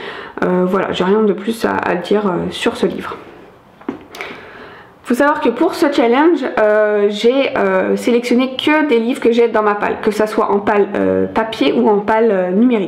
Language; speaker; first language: French; native; French